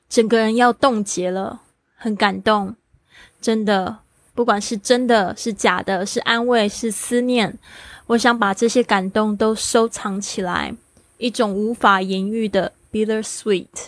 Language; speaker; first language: Chinese; native; Chinese